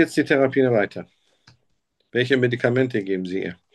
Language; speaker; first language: German; native; German